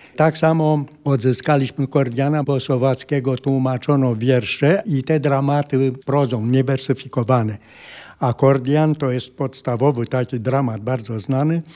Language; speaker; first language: Polish; non-native, fluent; Romanian